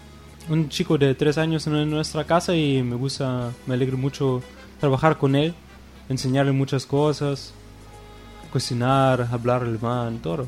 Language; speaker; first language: Spanish; non-native, fluent; German